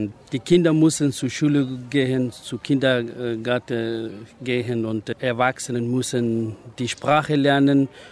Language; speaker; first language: German; non-native, learner; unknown